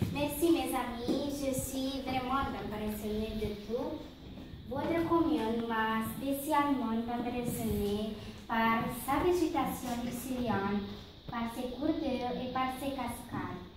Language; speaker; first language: French; non-native, learner; Romanian